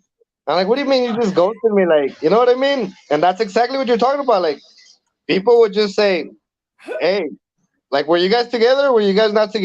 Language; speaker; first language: English; early bilingual, other home language; Spanish